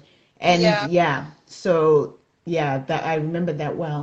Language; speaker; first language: English; non-native, local second language; Shona